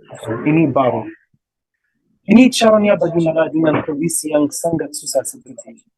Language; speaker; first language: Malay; non-native, learner; Arabic